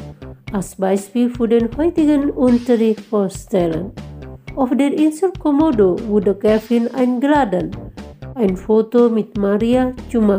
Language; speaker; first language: German; non-native, fluent; Indonesian